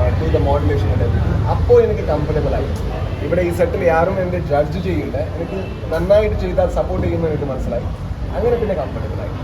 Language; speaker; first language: Malayalam; non-native, learner; Kannada